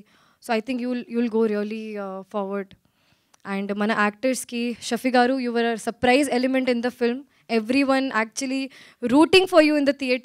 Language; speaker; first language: Telugu; non-native, learner; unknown